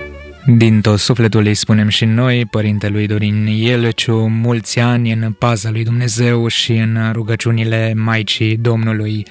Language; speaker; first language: Romanian; native; Romanian